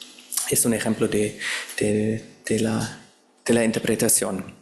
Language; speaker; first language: Spanish; non-native, fluent; German